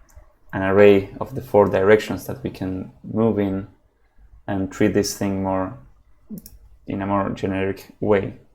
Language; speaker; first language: English; non-native, fluent; Spanish